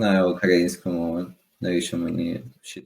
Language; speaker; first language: Ukrainian; non-native, local second language; Russian